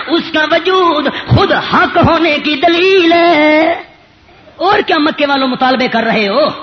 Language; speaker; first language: Urdu; non-native, local second language; Punjabi